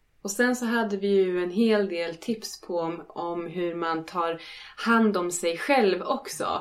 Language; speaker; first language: Swedish; native; Swedish